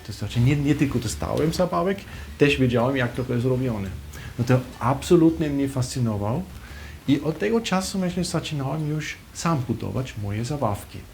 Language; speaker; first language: Polish; non-native, fluent; German